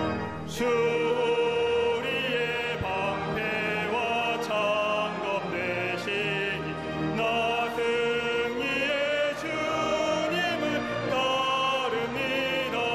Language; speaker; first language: Korean; native; Korean